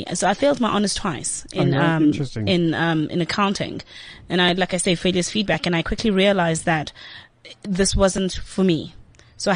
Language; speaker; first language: English; non-native, local second language; Zulu